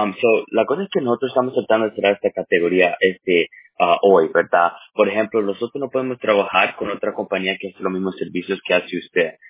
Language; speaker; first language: Spanish; early bilingual, heritage; Spanish